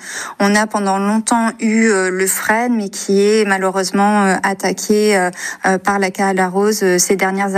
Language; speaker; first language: French; native; French